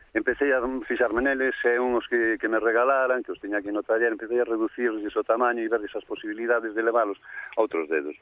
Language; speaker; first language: Galician; native; Galician